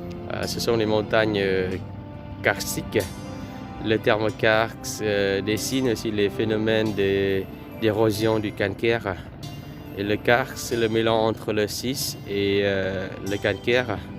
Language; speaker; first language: French; non-native, fluent; Vietnamese